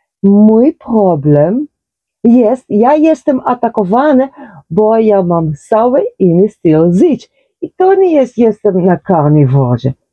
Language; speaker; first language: Polish; non-native, learner; Dutch